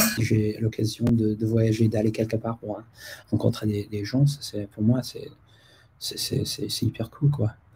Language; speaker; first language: French; non-native, fluent; English